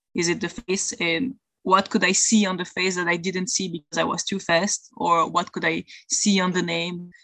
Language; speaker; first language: English; non-native, fluent; French